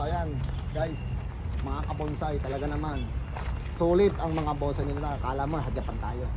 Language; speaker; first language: Filipino; native; Filipino